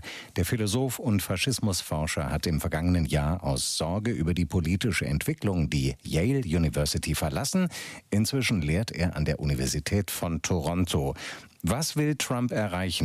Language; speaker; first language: German; native; German